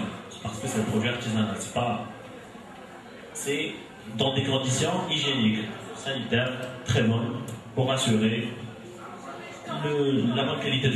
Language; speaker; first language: French; non-native, local second language; Arabic